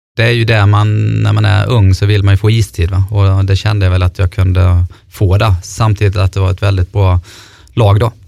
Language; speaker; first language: Swedish; native; Swedish